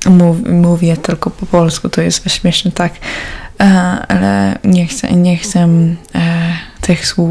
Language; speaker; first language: Polish; early bilingual, heritage; Polish